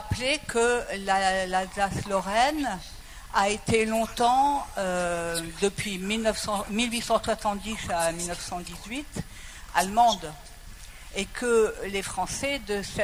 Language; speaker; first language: French; native; French